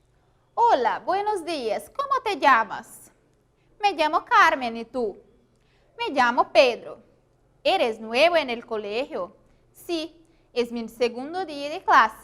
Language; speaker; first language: Spanish; non-native, fluent; Portuguese